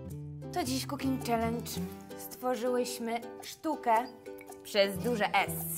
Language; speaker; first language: Polish; native; Polish